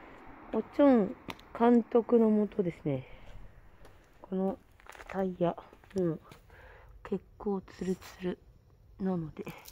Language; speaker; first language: Japanese; native; Japanese